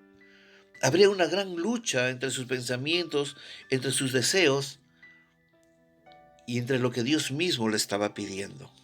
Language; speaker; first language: Spanish; native; Spanish